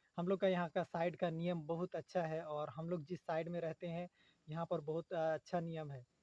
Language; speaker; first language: Hindi; native; Hindi